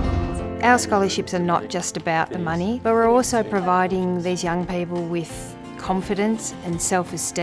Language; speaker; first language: English; native; English